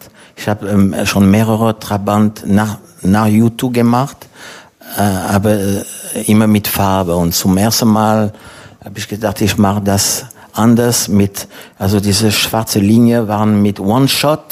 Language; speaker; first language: German; non-native, fluent; French